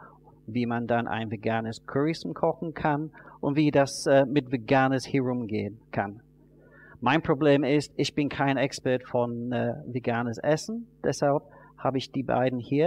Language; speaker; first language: German; non-native, fluent; English